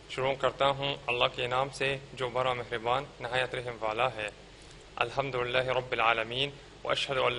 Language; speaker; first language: Urdu; non-native, fluent; Arabic